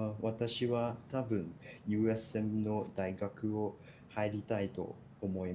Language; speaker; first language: Japanese; non-native, learner; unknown